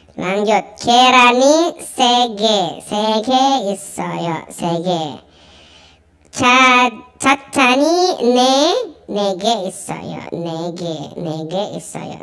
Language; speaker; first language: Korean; non-native, learner; Indonesian